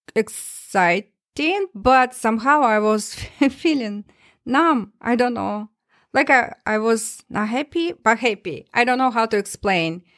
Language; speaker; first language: English; non-native, learner; Russian